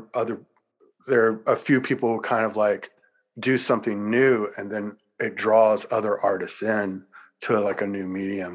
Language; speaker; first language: English; native; English